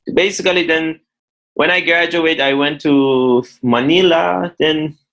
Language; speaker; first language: English; non-native, fluent; Persian